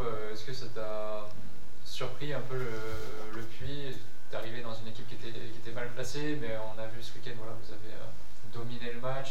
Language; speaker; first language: French; native; French